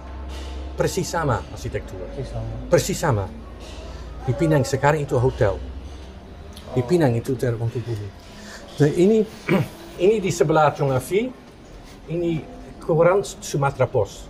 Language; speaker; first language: Indonesian; non-native, fluent; Dutch